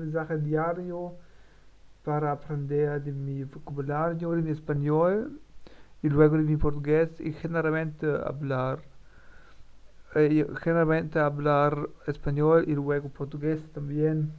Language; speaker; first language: Spanish; non-native, learner; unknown